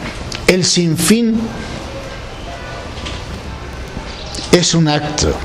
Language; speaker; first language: Spanish; native; Spanish